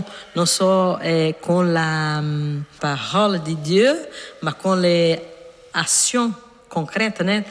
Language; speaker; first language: French; non-native, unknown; Portuguese